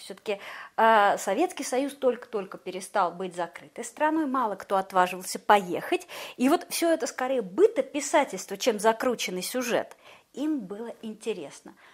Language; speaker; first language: Russian; native; Russian